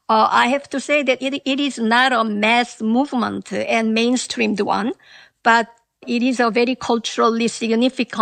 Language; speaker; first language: English; non-native, fluent; Korean